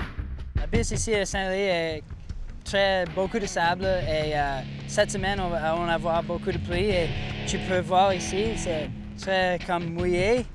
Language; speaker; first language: French; non-native, learner; English